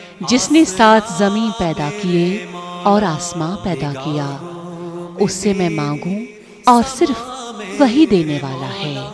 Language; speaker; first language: Urdu; non-native, local second language; Kashmiri